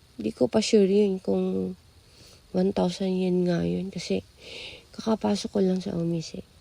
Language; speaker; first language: Filipino; native; Filipino